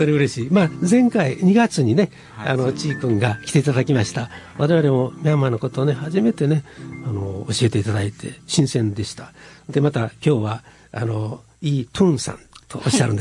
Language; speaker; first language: Japanese; native; Japanese